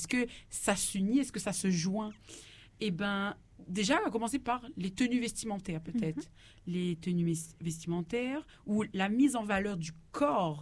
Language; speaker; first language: French; native; French